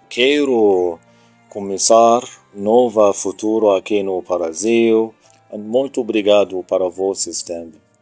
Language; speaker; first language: Portuguese; non-native, learner; Arabic